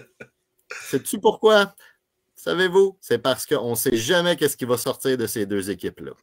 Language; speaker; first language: French; native; French